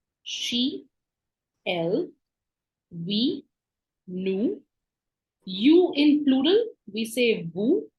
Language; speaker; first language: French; non-native, fluent; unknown